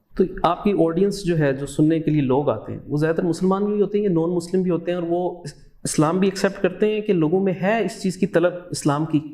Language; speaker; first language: Urdu; native; Urdu